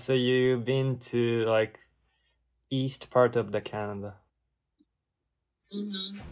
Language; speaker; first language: English; non-native, learner; Japanese